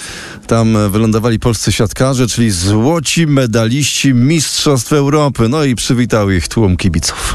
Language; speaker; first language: Polish; native; Polish